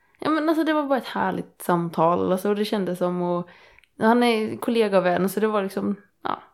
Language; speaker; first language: Swedish; native; Swedish